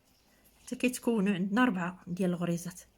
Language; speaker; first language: Arabic; native; Arabic